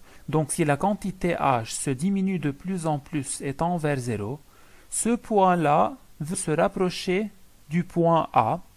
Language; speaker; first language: French; non-native, local second language; Arabic